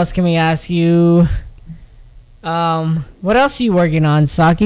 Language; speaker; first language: English; early bilingual, other home language; Spanish